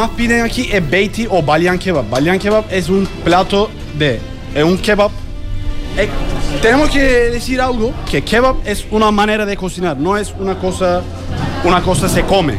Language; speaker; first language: Spanish; non-native, learner; Turkish